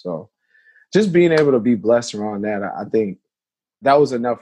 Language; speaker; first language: English; native; English